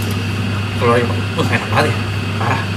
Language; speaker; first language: Indonesian; native; Indonesian